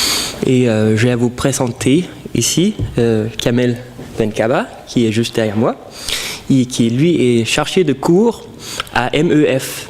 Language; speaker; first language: French; non-native, fluent; Danish